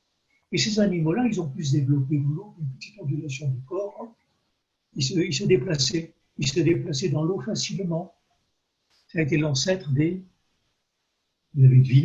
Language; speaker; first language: French; native; French